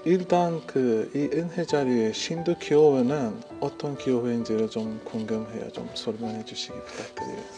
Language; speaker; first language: Korean; non-native, learner; Persian